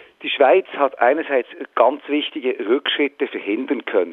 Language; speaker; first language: German; native; German